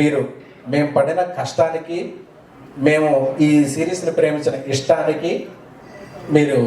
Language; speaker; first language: Telugu; native; Telugu